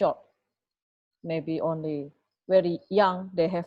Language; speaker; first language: English; non-native, fluent; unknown